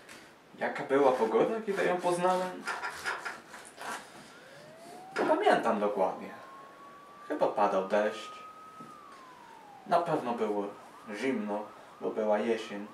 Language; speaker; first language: Polish; non-native, fluent; Spanish